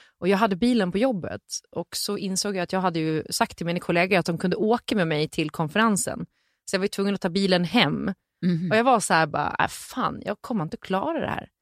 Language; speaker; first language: Swedish; native; Swedish